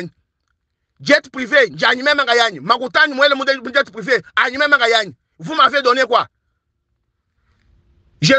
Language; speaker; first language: French; non-native, local second language; Luba-Lulua